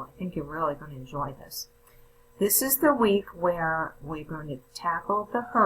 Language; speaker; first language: English; native; English